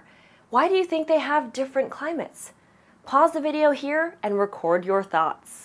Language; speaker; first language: English; native; English